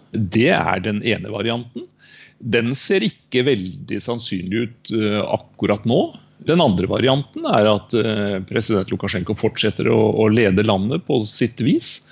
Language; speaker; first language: Norwegian; native; Norwegian